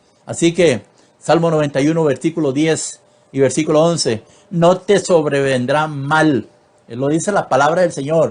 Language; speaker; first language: Spanish; native; Spanish